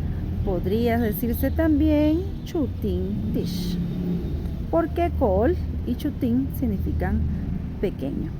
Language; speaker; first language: Spanish; non-native, local second language; Kaqchikel